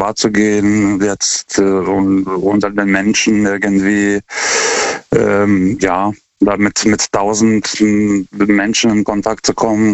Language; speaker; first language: German; non-native, fluent; Lithuanian